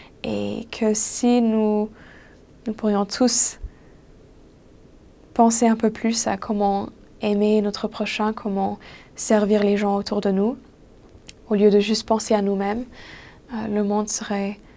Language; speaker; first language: French; non-native, fluent; English